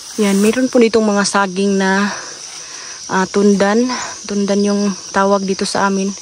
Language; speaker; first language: Filipino; non-native, local second language; Cebuano